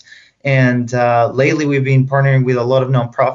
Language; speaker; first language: English; non-native, fluent; Spanish